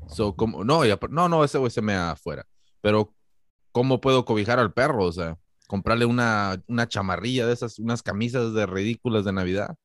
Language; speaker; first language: Spanish; native; Spanish